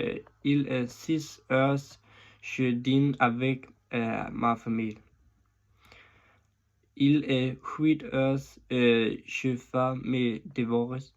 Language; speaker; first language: French; non-native, learner; Danish